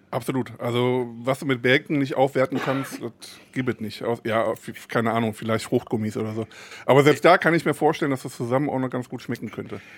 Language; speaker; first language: German; native; German